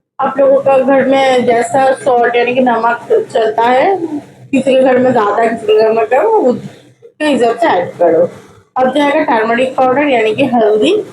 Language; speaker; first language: Hindi; non-native, local second language; Bangla